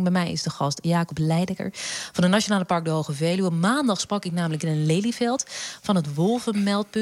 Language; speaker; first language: Dutch; native; Dutch